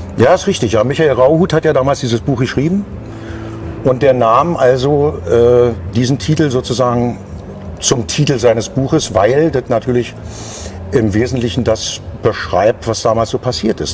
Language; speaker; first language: German; native; German